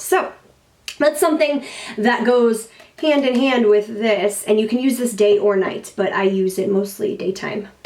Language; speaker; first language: English; native; English